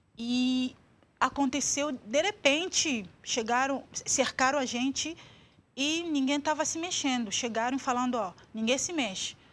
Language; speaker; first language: Portuguese; non-native, fluent; Swahili